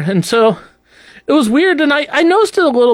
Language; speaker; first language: English; native; English